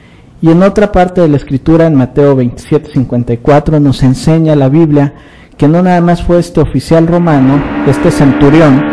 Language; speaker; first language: Spanish; native; Spanish